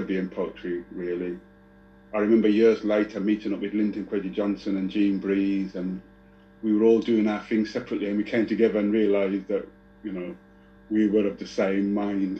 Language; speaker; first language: English; native; English